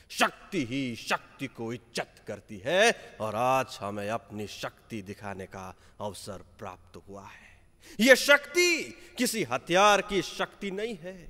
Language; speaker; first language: Hindi; non-native, local second language; Nepali